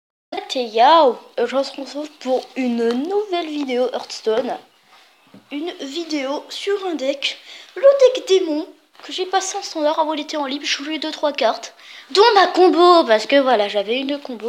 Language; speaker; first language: French; native; French